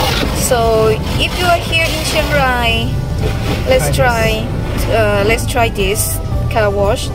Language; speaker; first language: English; non-native, fluent; Filipino